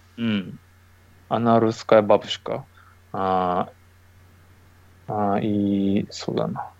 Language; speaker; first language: Russian; non-native, learner; Japanese